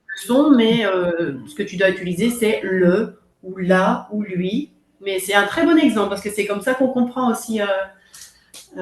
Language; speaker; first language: French; native; French